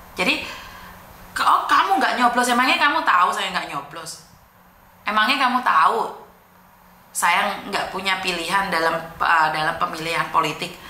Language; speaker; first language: Indonesian; native; Indonesian